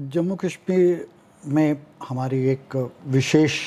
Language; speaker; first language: Hindi; native; Hindi